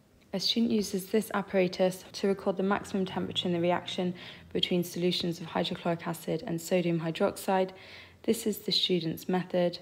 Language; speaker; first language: English; native; English